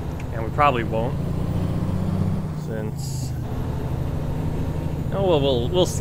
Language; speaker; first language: English; native; English